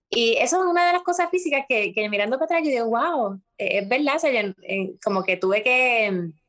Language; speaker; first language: Spanish; native; Spanish